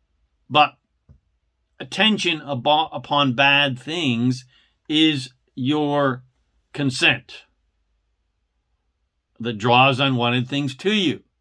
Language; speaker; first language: English; native; English